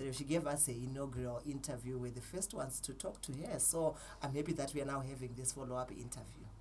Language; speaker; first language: English; non-native, local second language; Shona